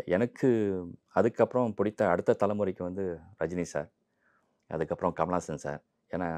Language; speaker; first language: Tamil; early bilingual, heritage; Tamil